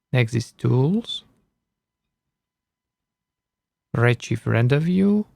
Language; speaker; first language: English; non-native, learner; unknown